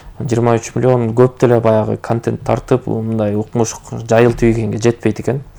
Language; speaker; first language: Kyrgyz; native; Kyrgyz